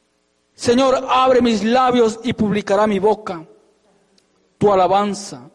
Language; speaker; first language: Spanish; native; Spanish